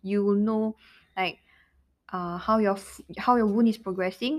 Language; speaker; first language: English; non-native, local second language; Chinese